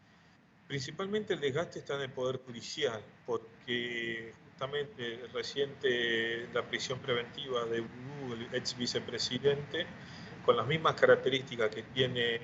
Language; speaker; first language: Spanish; native; Spanish